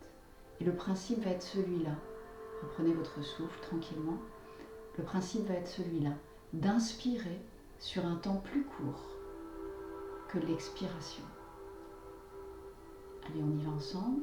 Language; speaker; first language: French; native; French